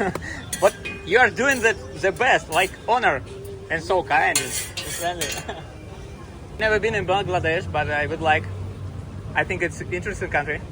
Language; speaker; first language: English; non-native, fluent; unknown